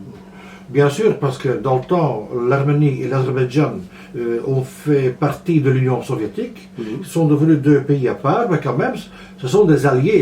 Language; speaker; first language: French; non-native, local second language; Dutch